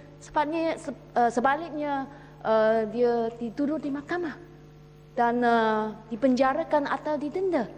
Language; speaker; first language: Malay; native; Malay